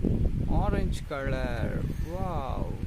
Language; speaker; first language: English; non-native, learner; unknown